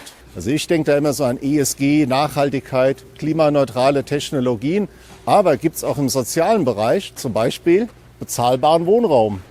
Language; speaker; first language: German; native; German